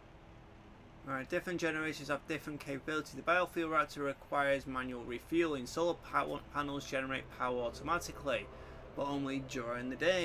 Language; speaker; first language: English; native; English